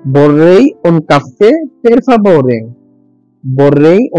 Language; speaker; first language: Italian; non-native, learner; Bangla